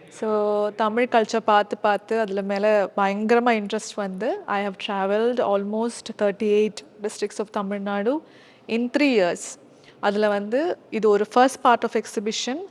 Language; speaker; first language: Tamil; non-native, local second language; Malayalam